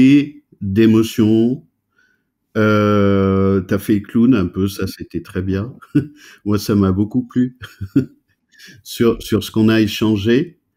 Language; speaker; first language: French; native; French